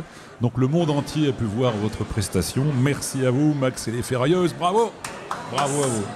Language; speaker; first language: French; native; French